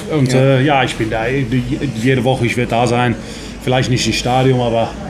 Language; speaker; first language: German; non-native, fluent; English